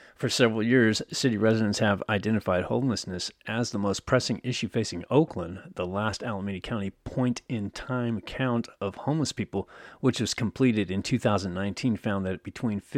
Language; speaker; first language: English; native; English